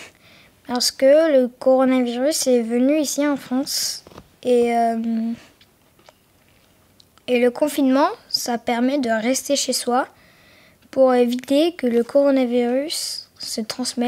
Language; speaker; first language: French; native; French